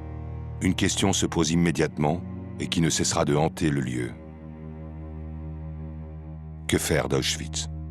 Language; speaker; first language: French; native; French